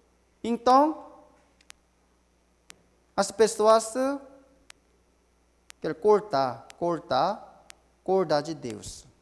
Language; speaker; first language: Portuguese; non-native, learner; Korean